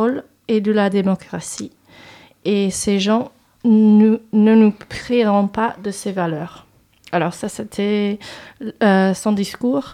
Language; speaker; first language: French; non-native, fluent; English